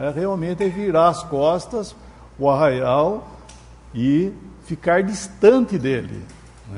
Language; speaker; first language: Portuguese; native; Portuguese